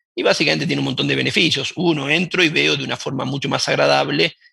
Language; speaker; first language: Spanish; native; Spanish